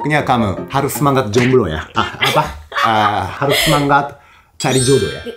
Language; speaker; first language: Indonesian; non-native, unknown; Japanese